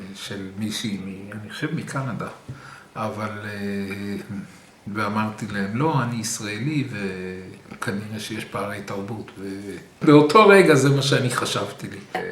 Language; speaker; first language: Hebrew; early bilingual, other home language; English